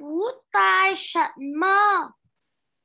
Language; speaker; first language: Chinese; non-native, learner; Vietnamese